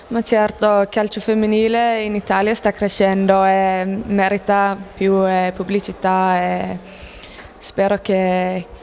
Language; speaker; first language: Italian; non-native, fluent; Swedish